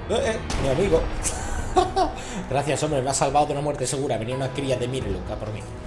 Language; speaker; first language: Spanish; native; Spanish